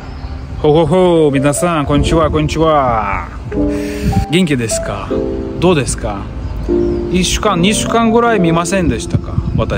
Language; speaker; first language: Japanese; non-native, learner; Russian